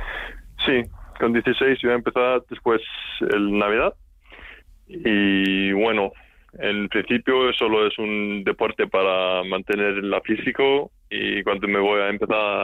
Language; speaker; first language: Spanish; non-native, learner; Icelandic